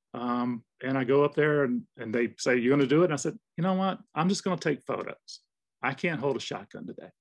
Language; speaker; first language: English; native; English